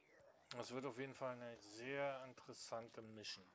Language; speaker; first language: German; native; German